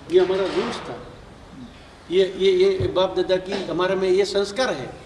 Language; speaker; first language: Hindi; non-native, local second language; Gujarati